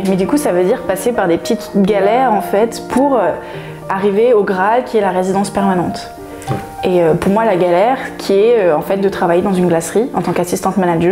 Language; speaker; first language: French; native; French